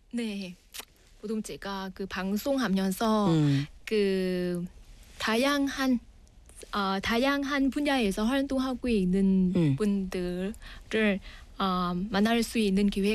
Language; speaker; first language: Korean; non-native, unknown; Vietnamese